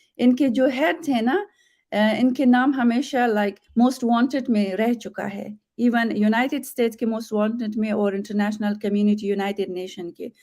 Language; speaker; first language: Urdu; non-native, fluent; Persian